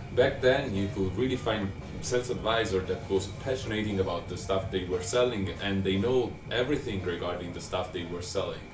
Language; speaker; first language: English; non-native, fluent; Italian